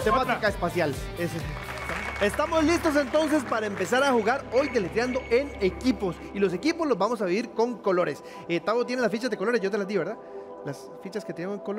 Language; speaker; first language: Spanish; native; Spanish